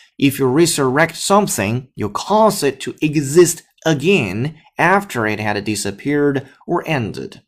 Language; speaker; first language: English; non-native, fluent; Chinese